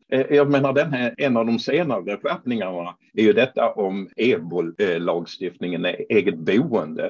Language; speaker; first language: Swedish; non-native, fluent; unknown